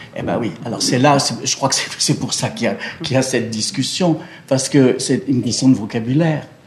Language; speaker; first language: French; native; French